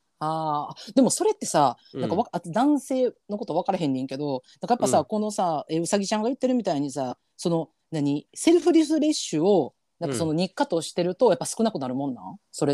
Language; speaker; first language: Japanese; native; Japanese